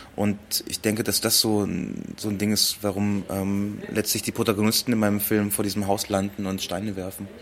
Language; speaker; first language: German; early bilingual, other home language; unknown